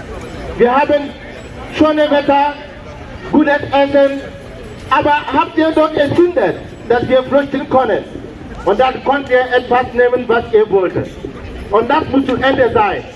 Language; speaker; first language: German; non-native, learner; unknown